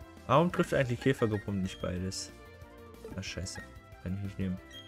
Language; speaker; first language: German; native; German